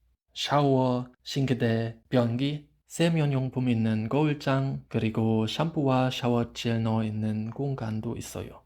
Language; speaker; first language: Korean; non-native, fluent; German